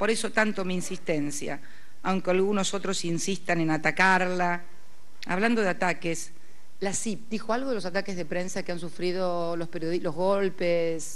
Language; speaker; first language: Spanish; native; Spanish